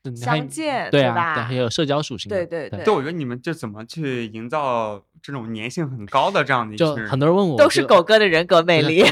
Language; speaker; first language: Chinese; native; Chinese